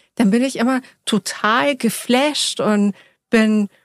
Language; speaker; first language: German; early bilingual, other home language; Persian